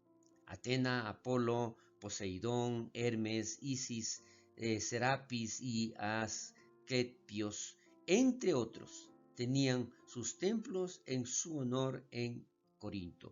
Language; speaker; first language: Spanish; native; Spanish